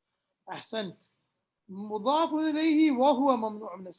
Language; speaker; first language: Arabic; non-native, fluent; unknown